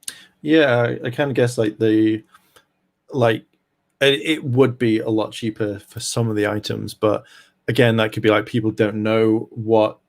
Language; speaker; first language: English; native; English